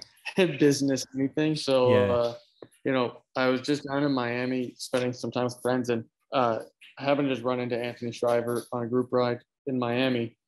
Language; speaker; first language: English; native; English